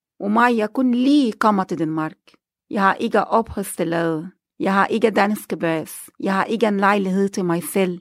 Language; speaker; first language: Danish; non-native, learner; Arabic